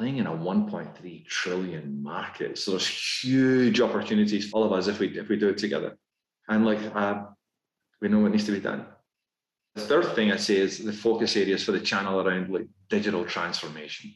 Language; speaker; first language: English; native; English